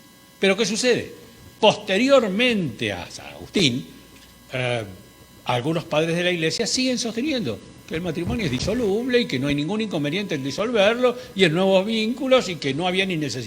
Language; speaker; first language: Spanish; native; Spanish